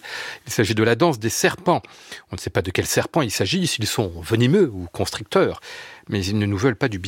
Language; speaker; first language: French; native; French